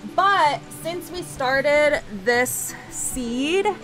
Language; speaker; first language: English; native; English